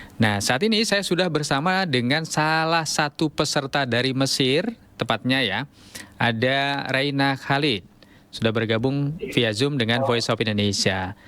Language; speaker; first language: Indonesian; native; Indonesian